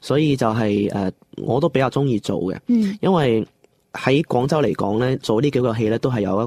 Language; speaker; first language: Cantonese; non-native, local second language; Chinese